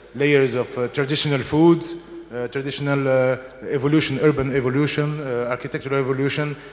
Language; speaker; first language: French; non-native, local second language; Arabic